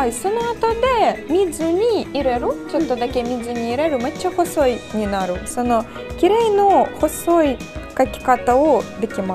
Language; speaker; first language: Japanese; non-native, learner; Ukrainian